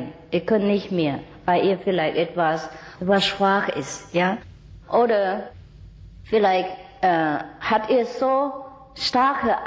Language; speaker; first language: German; non-native, learner; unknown